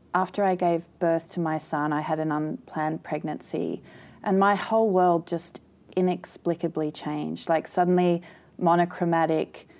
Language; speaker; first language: English; native; English